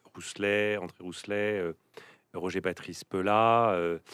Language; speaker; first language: French; native; French